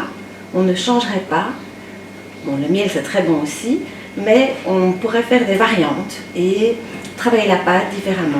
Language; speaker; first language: French; native; French